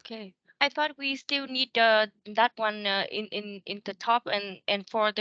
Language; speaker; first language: English; non-native, learner; Vietnamese